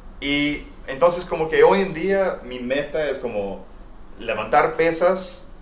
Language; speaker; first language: Spanish; non-native, fluent; English